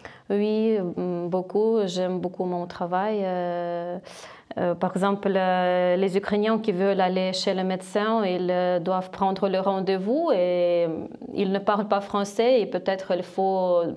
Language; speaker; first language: French; non-native, fluent; Ukrainian